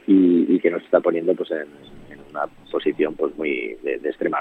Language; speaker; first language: Spanish; native; Spanish